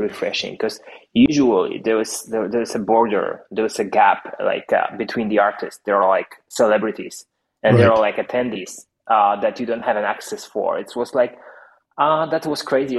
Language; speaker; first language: English; non-native, fluent; Polish